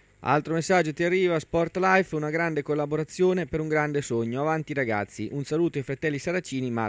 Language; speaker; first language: Italian; native; Italian